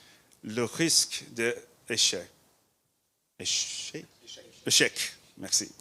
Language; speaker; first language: French; non-native, learner; English